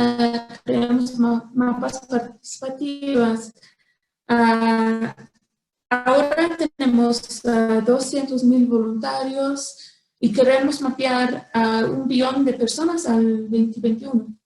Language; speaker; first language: Spanish; non-native, fluent; English